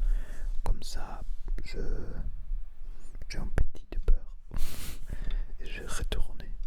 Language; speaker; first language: French; non-native, learner; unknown